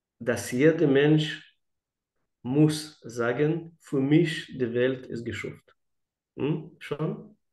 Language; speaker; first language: German; non-native, fluent; Russian